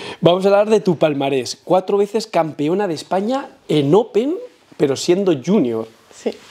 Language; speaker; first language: Spanish; native; Spanish